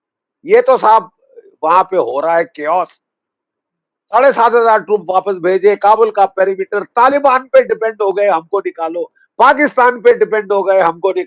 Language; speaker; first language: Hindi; native; Hindi